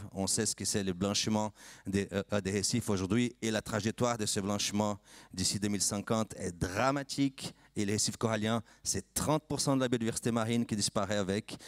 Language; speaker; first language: French; non-native, fluent; Portuguese